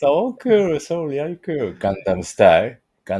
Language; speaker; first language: English; non-native, learner; Japanese